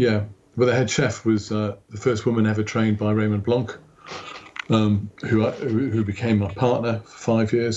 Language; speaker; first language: English; native; English